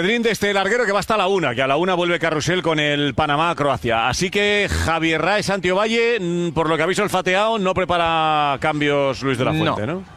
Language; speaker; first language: Spanish; native; Spanish